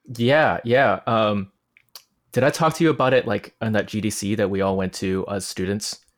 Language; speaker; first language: English; non-native, local second language; Cantonese